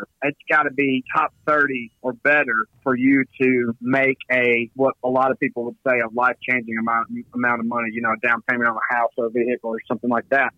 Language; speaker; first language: English; native; English